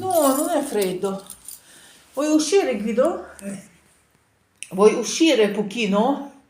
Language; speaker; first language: Italian; non-native, learner; Ukrainian